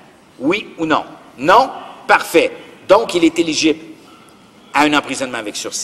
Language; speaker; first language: French; native; French